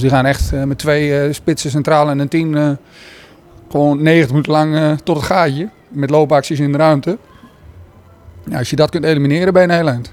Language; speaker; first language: Dutch; native; Dutch